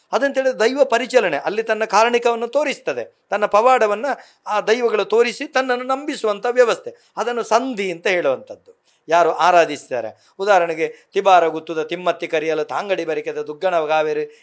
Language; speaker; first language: Kannada; non-native, local second language; Tulu